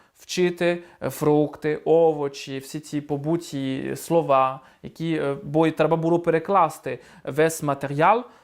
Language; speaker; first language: Ukrainian; non-native, fluent; French